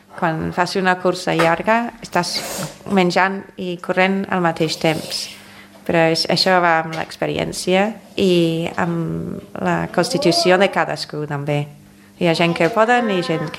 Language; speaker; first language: Catalan; non-native, fluent; English